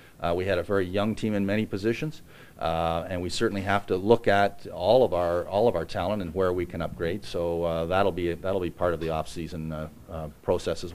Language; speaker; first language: English; native; English